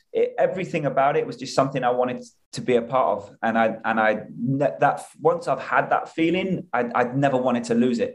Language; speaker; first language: English; native; English